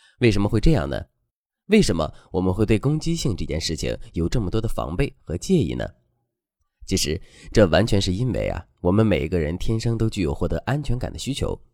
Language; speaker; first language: Chinese; native; Chinese